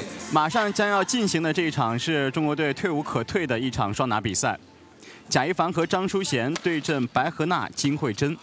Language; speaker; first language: Chinese; native; Chinese